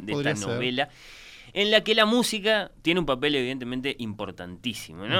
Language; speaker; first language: Spanish; native; Spanish